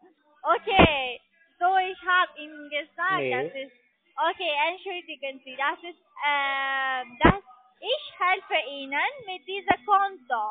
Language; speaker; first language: German; non-native, learner; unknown